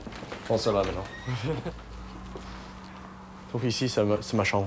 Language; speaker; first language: French; non-native, learner; English